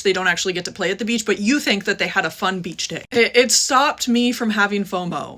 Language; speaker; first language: English; native; English